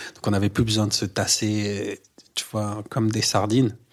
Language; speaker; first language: French; native; French